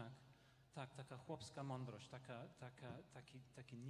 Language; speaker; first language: Polish; non-native, fluent; English